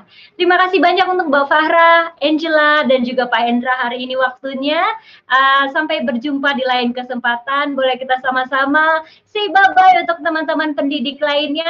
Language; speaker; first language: Indonesian; native; Indonesian